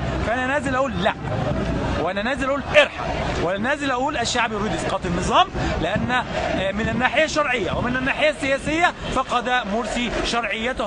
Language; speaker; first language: Arabic; native; Arabic